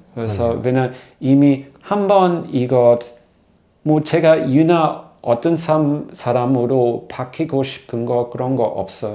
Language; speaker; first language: Korean; non-native, fluent; German